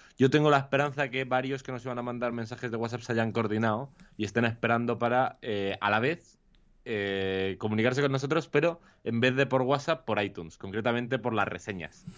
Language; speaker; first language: Spanish; native; Spanish